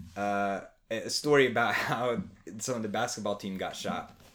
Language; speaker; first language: English; native; English